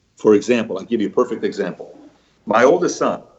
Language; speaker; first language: English; early bilingual, other home language; Persian